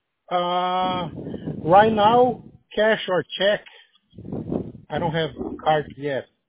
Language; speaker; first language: English; non-native, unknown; Portuguese